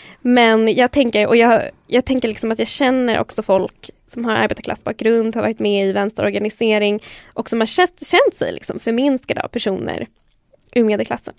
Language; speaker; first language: Swedish; early bilingual, other home language; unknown